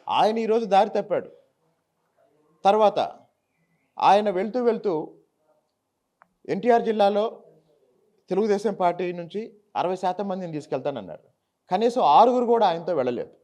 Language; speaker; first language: Telugu; native; Telugu